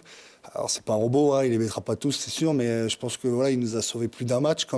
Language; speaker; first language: French; native; French